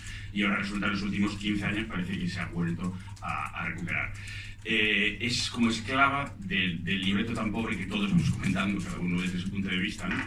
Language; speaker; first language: Spanish; native; Spanish